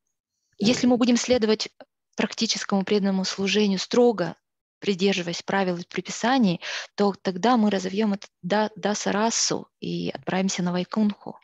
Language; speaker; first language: Russian; native; Russian